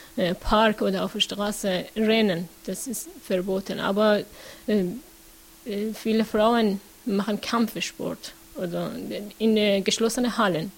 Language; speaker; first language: German; non-native, learner; Persian